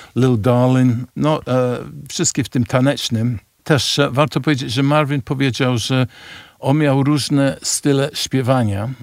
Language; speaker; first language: Polish; non-native, fluent; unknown